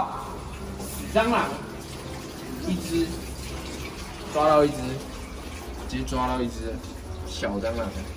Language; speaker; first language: Chinese; native; Chinese